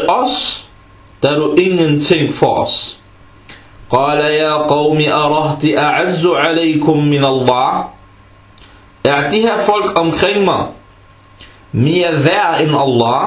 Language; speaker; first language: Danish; early bilingual, other home language; Arabic